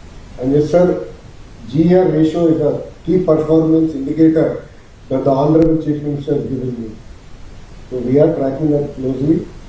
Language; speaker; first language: English; non-native, local second language; Telugu